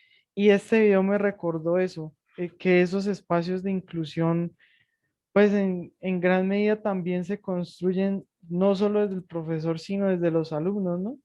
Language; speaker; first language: Spanish; native; Spanish